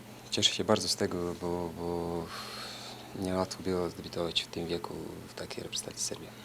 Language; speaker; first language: Polish; non-native, fluent; Serbian